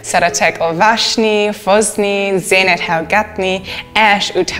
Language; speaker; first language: Hungarian; non-native, learner; English